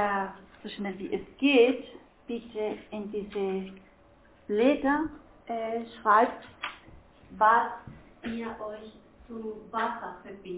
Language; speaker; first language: German; non-native, fluent; Spanish